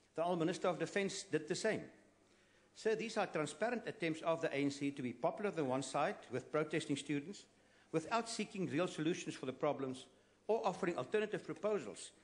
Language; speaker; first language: English; non-native, local second language; Afrikaans